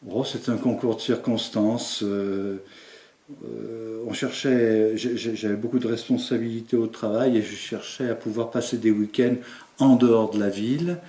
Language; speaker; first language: French; native; French